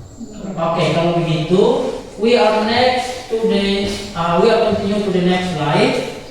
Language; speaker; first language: English; non-native, learner; Indonesian